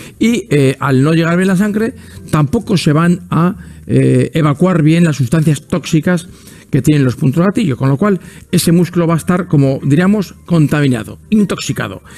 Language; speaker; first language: Spanish; native; Spanish